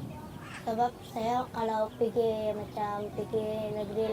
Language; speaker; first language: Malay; early bilingual, other home language; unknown